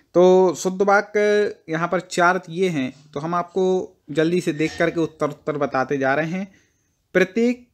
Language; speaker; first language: Hindi; native; Hindi